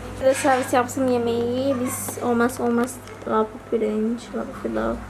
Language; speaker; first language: Turkish; non-native, learner; Indonesian